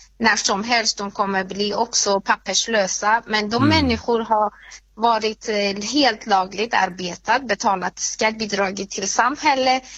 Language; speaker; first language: Swedish; non-native, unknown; Persian